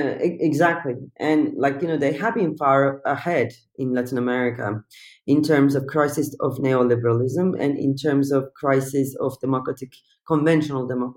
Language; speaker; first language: English; non-native, fluent; Turkish